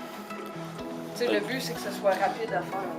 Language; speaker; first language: French; native; French